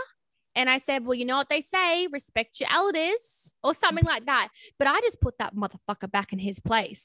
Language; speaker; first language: English; native; English